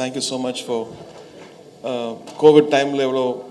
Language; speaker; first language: English; non-native, local second language; Tamil